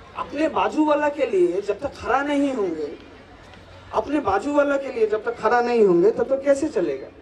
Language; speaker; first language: Hindi; non-native, local second language; Bangla